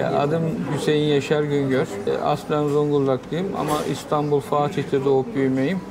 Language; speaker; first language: Turkish; native; Turkish